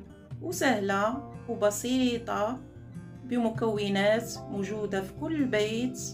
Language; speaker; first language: Arabic; native; Arabic